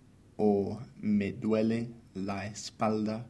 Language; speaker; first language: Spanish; non-native, fluent; English